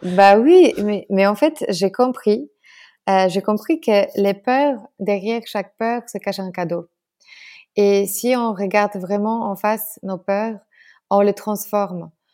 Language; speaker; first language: French; non-native, fluent; Polish